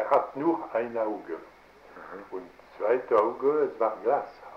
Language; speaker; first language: German; non-native, learner; French